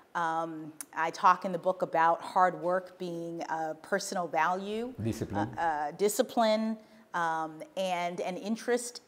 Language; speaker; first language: English; native; English